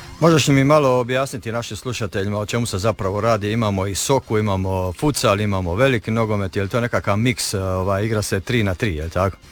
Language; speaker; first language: Serbian; native; Serbian